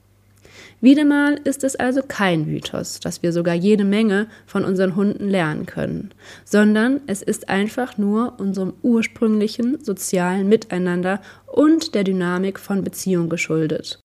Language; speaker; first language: German; native; German